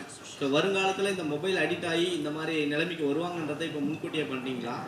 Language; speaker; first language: Tamil; native; Tamil